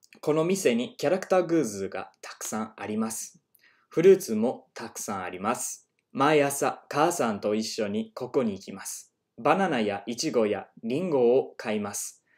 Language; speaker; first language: Japanese; non-native, learner; English